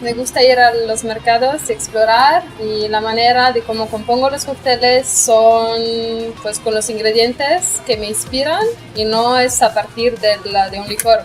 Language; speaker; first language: Spanish; non-native, fluent; Italian